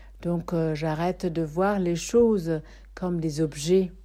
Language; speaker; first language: French; non-native, fluent; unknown